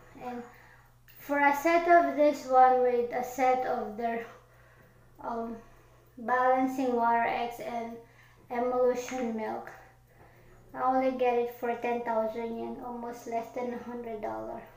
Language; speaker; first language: English; non-native, local second language; Filipino